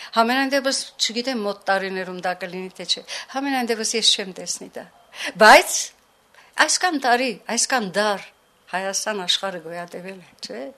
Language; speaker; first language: Armenian; native; Armenian